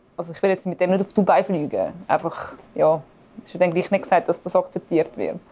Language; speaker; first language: German; native; German